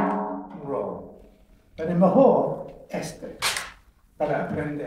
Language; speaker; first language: Spanish; non-native, learner; English